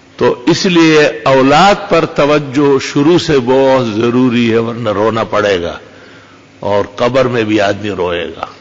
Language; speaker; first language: Urdu; non-native, local second language; Pashto